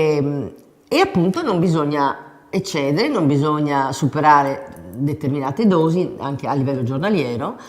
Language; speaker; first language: Italian; native; Italian